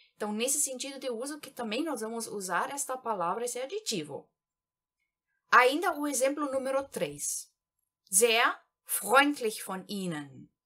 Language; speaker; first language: Portuguese; native; Portuguese